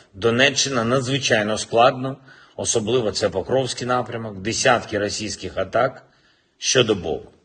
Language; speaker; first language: Ukrainian; non-native, local second language; Russian